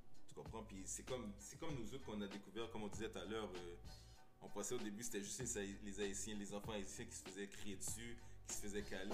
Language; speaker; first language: French; early bilingual, heritage; French